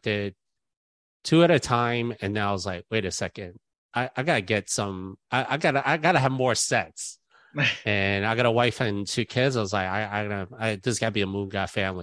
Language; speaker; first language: English; native; English